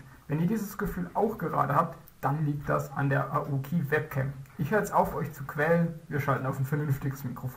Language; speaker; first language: German; native; German